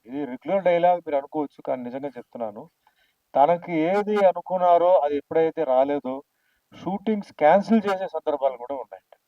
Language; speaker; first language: Telugu; native; Telugu